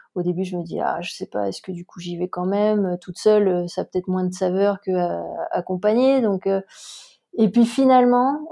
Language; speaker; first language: French; native; French